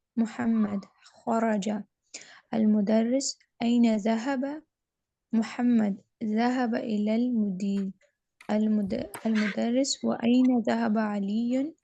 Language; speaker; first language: Arabic; non-native, learner; Urdu